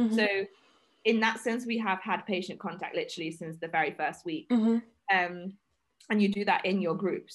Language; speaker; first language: English; native; English